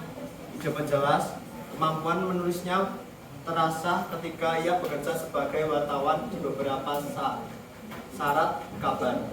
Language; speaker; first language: Indonesian; native; Indonesian